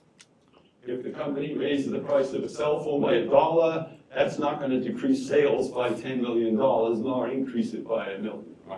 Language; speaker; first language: English; native; English